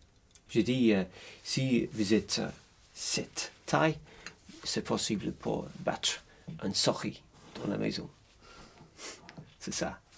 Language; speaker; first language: French; non-native, learner; English